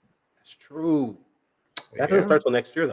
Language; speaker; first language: English; native; English